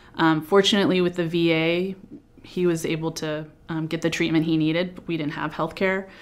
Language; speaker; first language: English; native; English